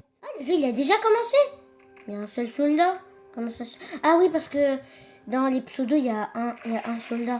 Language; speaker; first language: French; native; French